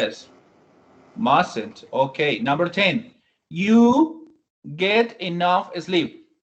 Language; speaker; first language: English; non-native, fluent; Spanish